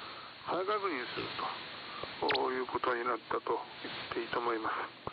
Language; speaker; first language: Japanese; native; Japanese